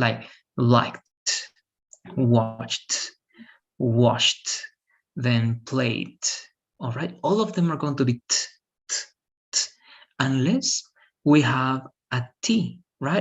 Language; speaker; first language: English; non-native, fluent; Spanish